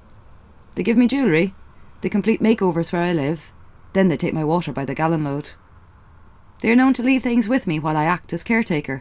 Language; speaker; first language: English; native; English